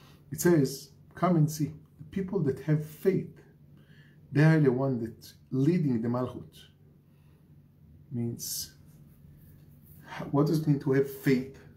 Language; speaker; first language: English; non-native, fluent; Hebrew